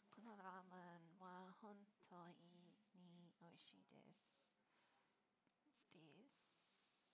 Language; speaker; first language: Japanese; non-native, learner; English